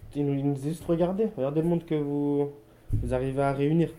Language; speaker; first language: French; native; French